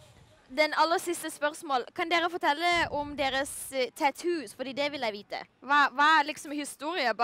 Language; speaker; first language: Norwegian; non-native, learner; Lithuanian